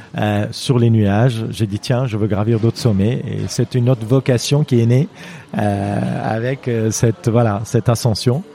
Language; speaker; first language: French; non-native, fluent; Armenian